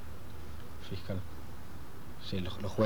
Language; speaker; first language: Spanish; native; Spanish